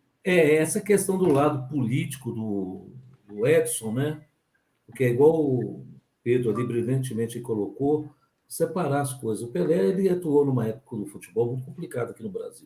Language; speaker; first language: Portuguese; native; Portuguese